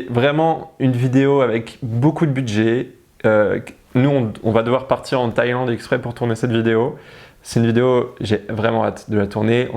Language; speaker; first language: French; native; French